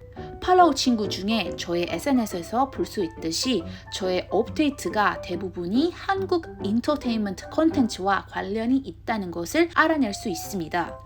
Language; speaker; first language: Korean; non-native, learner; Indonesian